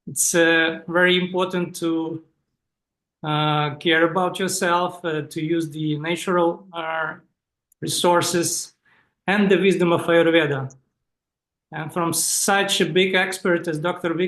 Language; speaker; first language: English; non-native, fluent; Russian